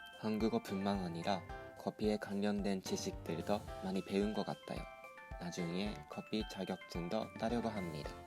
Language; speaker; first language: Korean; non-native, fluent; Japanese